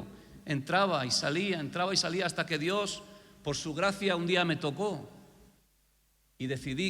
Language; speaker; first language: Spanish; native; Spanish